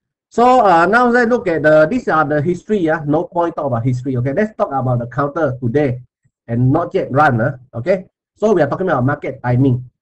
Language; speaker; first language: English; non-native, local second language; Chinese